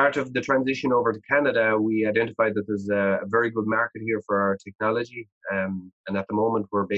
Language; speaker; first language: English; native; English